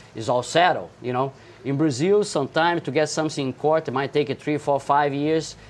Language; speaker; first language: English; non-native, fluent; Portuguese